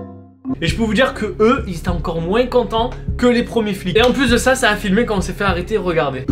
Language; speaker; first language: French; native; French